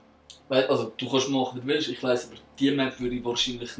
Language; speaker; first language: German; native; German